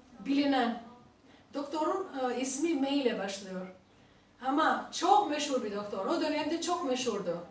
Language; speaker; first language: Turkish; non-native, fluent; Albanian